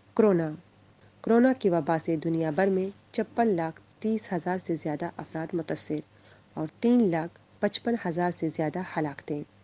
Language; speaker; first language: Urdu; non-native, local second language; Baluchi